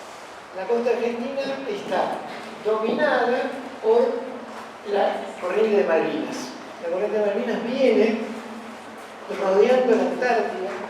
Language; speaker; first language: Spanish; native; Spanish